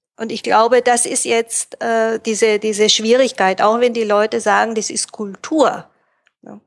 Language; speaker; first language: German; native; German